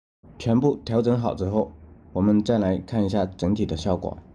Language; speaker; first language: Chinese; native; Chinese